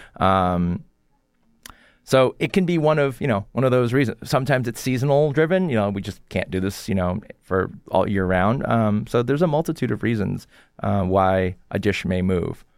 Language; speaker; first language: English; early bilingual, other home language; Korean